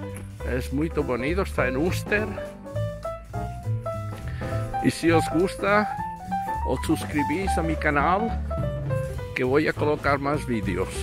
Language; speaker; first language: Spanish; non-native, fluent; Portuguese